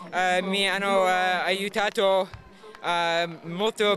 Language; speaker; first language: Italian; non-native, learner; English